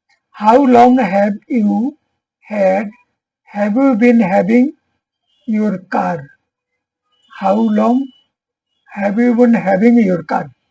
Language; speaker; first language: English; non-native, local second language; Bangla